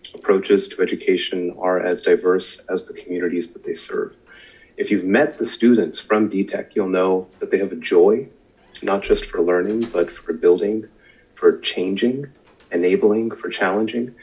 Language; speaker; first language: English; native; English